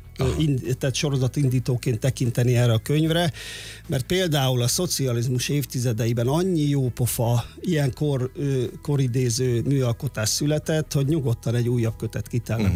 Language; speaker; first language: Hungarian; native; Hungarian